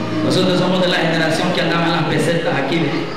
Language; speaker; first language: Spanish; native; Spanish